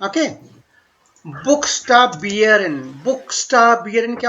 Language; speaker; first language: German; non-native, learner; Hindi